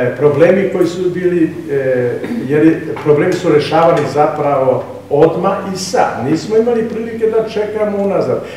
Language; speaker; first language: Serbian; non-native, local second language; Albanian